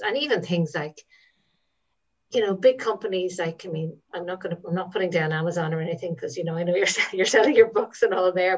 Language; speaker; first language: English; native; English